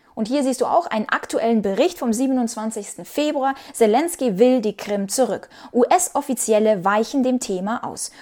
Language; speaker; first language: German; non-native, fluent; Ukrainian